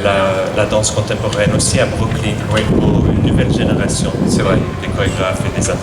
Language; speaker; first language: French; non-native, fluent; English